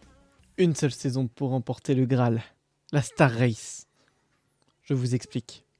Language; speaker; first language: French; native; French